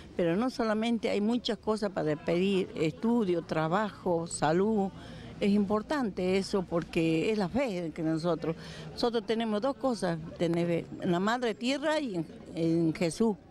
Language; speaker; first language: Spanish; native; Spanish